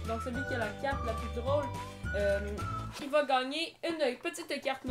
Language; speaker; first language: French; native; French